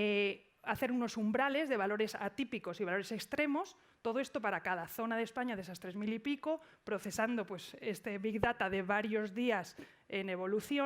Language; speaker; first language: Spanish; native; Spanish